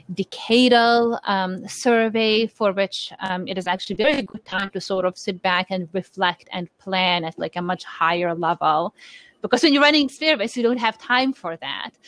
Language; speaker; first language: English; non-native, fluent; Lithuanian